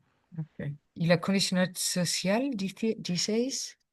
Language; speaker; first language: Spanish; non-native, fluent; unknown